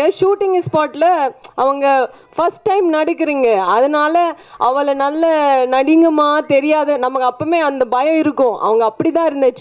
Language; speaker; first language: Tamil; non-native, local second language; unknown